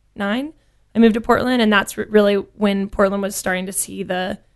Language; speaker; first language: English; native; English